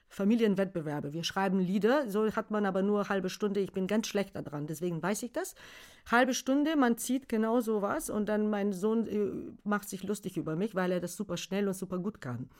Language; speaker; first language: German; non-native, fluent; Bulgarian